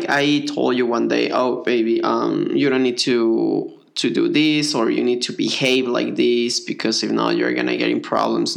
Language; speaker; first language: English; non-native, fluent; Spanish